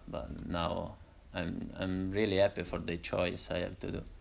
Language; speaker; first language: English; non-native, learner; Italian